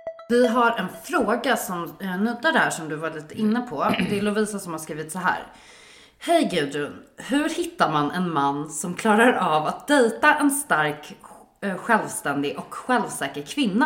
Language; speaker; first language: Swedish; native; Swedish